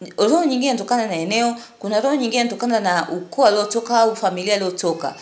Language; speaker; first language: Swahili; native; Swahili